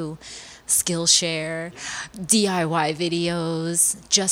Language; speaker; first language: English; early bilingual, other home language; Korean